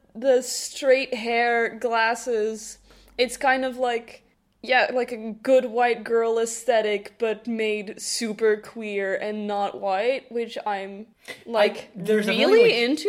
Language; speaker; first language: English; non-native, fluent; Dutch